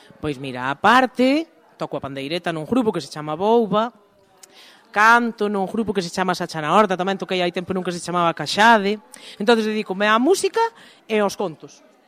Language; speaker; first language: Galician; native; Galician